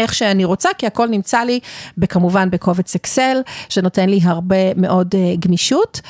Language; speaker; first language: Hebrew; native; Hebrew